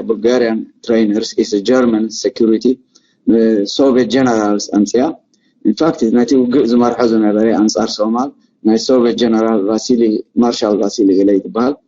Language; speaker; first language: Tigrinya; non-native, local second language; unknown